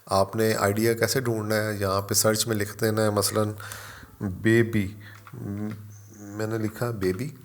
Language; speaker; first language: Urdu; native; Urdu